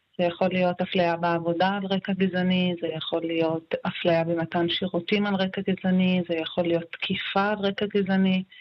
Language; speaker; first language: Hebrew; non-native, local second language; Arabic